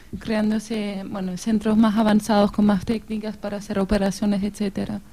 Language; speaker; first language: Spanish; non-native, fluent; German